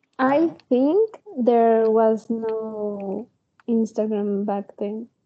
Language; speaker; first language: English; non-native, learner; Spanish